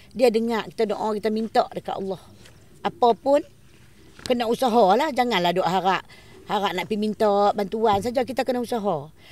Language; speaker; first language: Malay; native; Malay